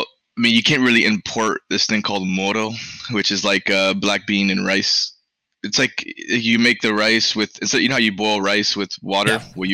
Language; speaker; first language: English; early bilingual, other home language; Spanish